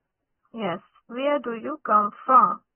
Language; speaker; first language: English; non-native, local second language; Urdu